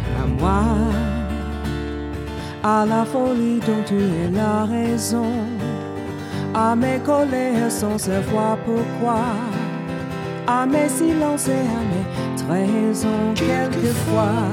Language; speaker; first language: French; native; French